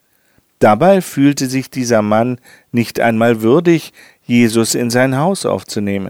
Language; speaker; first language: German; native; German